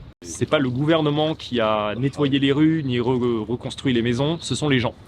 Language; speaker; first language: French; native; French